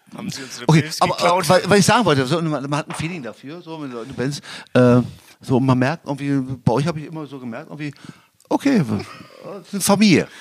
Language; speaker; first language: German; native; German